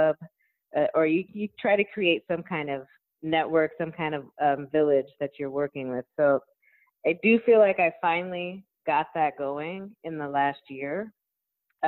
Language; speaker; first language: English; native; English